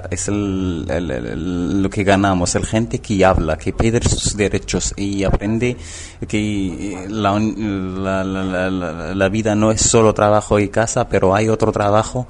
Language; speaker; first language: Spanish; non-native, learner; Arabic